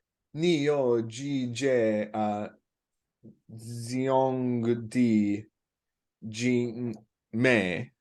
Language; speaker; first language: Chinese; non-native, learner; English